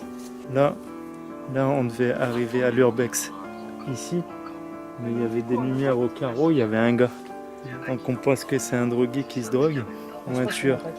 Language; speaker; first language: French; native; French